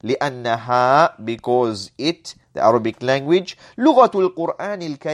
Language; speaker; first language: Arabic; non-native, fluent; English